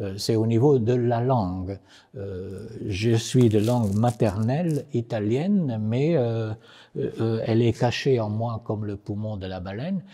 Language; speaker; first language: French; non-native, local second language; Italian